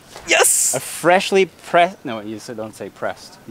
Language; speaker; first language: English; non-native, fluent; German